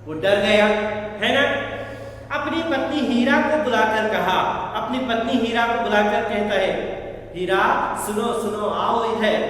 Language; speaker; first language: Hindi; non-native, local second language; Kannada